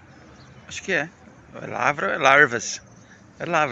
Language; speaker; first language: Portuguese; native; Portuguese